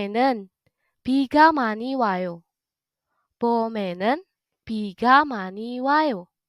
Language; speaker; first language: Korean; non-native, fluent; Indonesian